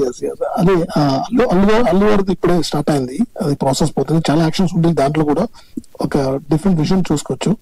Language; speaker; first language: Telugu; non-native, learner; Tamil